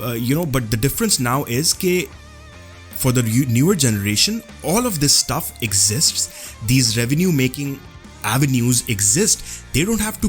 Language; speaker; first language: English; non-native, local second language; Urdu